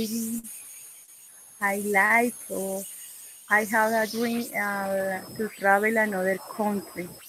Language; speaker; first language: English; non-native, learner; Spanish